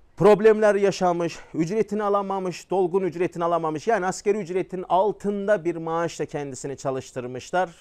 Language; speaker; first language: Turkish; native; Turkish